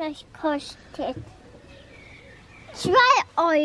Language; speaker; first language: German; native; German